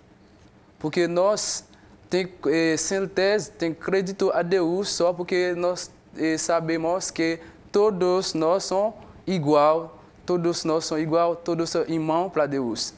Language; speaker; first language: Portuguese; non-native, learner; Haitian Creole